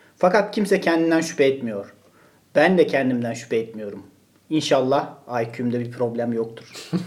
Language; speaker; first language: Turkish; native; Turkish